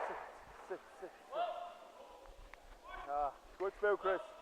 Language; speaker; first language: German; native; German